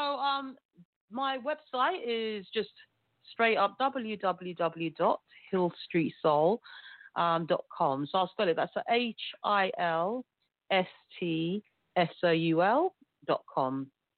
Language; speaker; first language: English; early bilingual, other home language; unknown